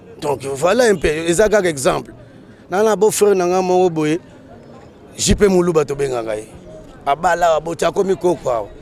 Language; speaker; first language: Lingala; non-native, local second language; Kongo